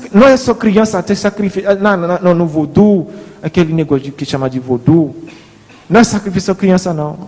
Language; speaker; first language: Portuguese; non-native, fluent; Haitian Creole